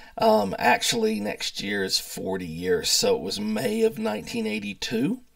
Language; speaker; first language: English; native; English